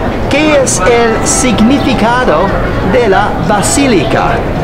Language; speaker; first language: Spanish; non-native, learner; English